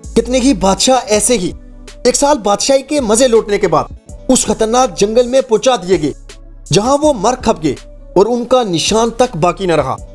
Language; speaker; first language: Urdu; native; Urdu